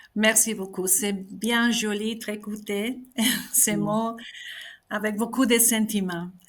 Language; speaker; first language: French; non-native, fluent; Spanish